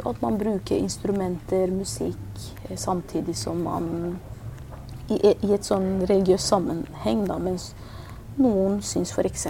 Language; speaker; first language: Norwegian; early bilingual, other home language; Persian